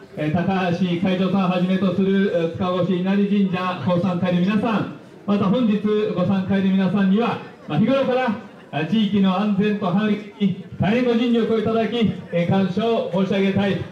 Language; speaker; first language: Japanese; native; Japanese